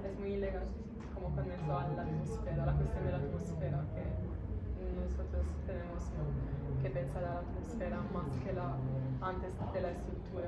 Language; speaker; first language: Spanish; non-native, fluent; Italian